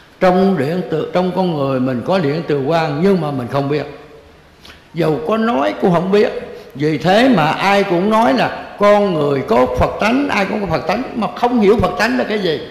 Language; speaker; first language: Vietnamese; native; Vietnamese